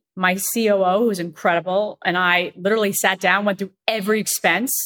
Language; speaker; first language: English; native; English